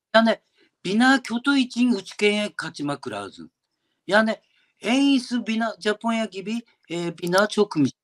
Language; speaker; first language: Turkish; non-native, learner; Japanese